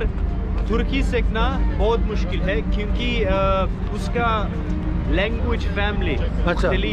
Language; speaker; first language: Hindi; non-native, learner; Turkish